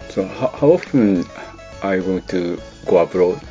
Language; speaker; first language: English; non-native, learner; Japanese